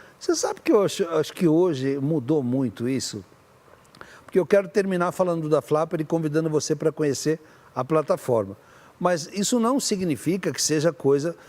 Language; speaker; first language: Portuguese; native; Portuguese